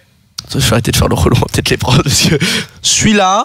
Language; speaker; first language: French; native; French